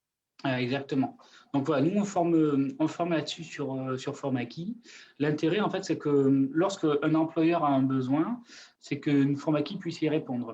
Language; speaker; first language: French; native; French